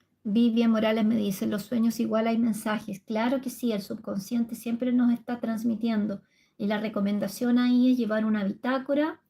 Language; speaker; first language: Spanish; native; Spanish